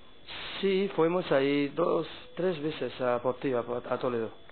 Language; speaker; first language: Spanish; non-native, learner; Arabic